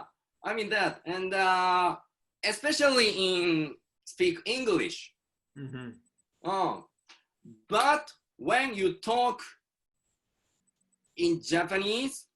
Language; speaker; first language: English; non-native, learner; Japanese